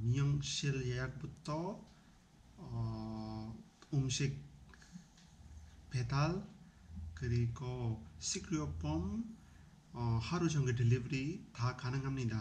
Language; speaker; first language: Korean; non-native, learner; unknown